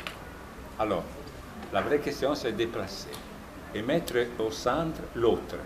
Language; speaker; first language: French; non-native, fluent; Italian